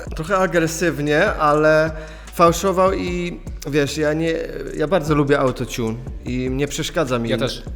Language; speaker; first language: Polish; early bilingual, heritage; Polish